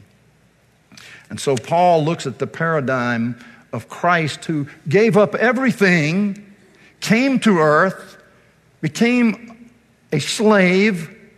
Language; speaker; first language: English; native; English